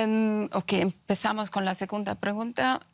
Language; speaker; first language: Spanish; non-native, fluent; Persian